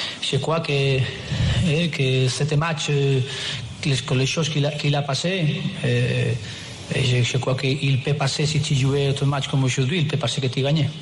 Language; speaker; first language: French; non-native, learner; Spanish